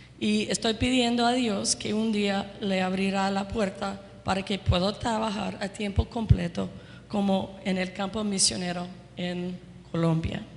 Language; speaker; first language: Spanish; non-native, fluent; English